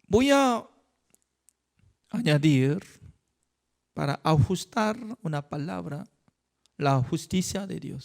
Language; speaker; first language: Spanish; non-native, fluent; Korean